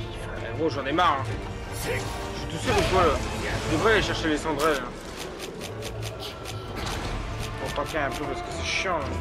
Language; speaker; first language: French; native; French